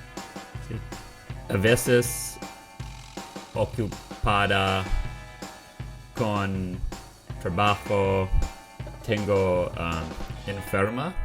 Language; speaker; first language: Spanish; non-native, learner; English